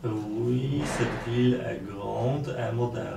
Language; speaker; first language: French; non-native, learner; Polish